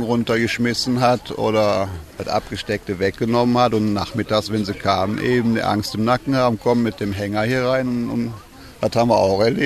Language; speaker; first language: German; native; German